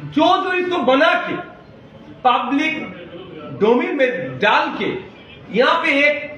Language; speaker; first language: Hindi; non-native, local second language; Bangla